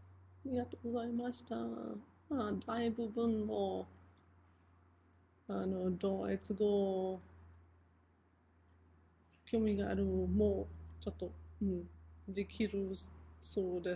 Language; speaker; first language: Japanese; non-native, fluent; German